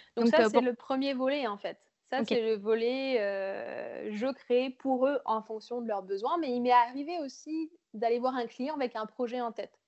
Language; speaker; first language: French; native; French